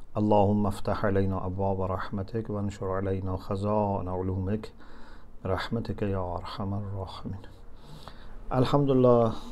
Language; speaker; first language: Arabic; non-native, fluent; Persian